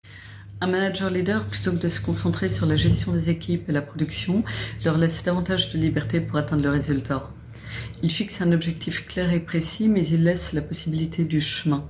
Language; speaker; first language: French; native; French